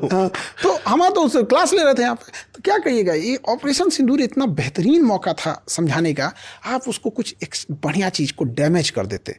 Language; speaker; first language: Hindi; native; Hindi